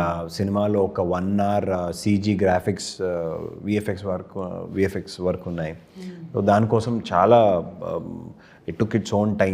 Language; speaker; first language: Telugu; non-native, learner; Kannada